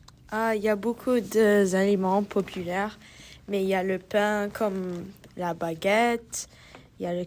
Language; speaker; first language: French; early bilingual, heritage; French